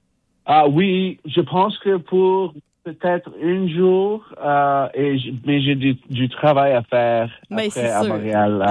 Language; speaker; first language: French; non-native, local second language; English